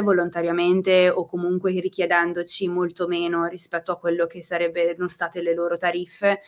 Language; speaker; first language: Italian; native; Italian